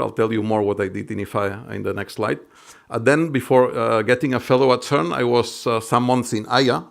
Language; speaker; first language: English; non-native, fluent; Catalan